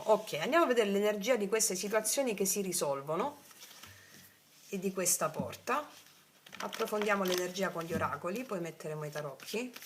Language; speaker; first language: Italian; native; Italian